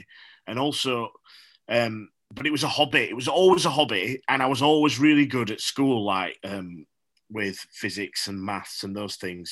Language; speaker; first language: English; native; English